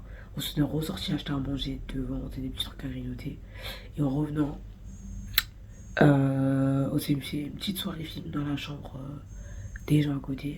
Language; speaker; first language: French; native; French